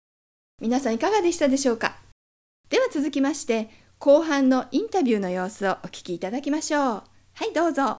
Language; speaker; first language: Japanese; native; Japanese